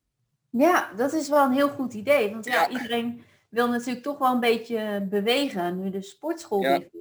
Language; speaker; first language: Dutch; native; Dutch